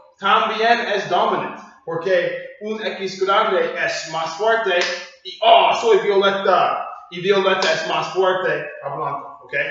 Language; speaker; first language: Spanish; non-native, learner; English